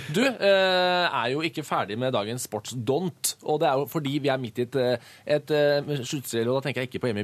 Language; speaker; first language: Norwegian; native; Norwegian